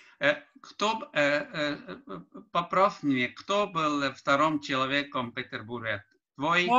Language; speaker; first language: Russian; non-native, learner; Estonian